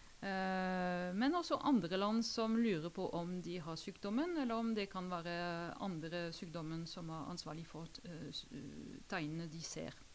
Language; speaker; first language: Norwegian; non-native, fluent; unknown